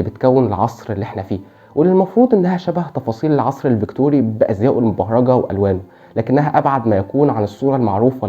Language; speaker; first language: Arabic; native; Arabic